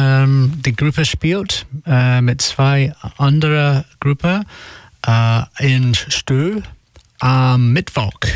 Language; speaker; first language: German; non-native, learner; English